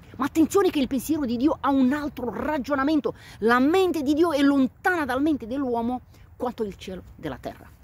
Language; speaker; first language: Italian; non-native, fluent; Romanian